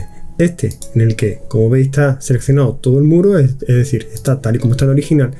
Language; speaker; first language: Spanish; native; Spanish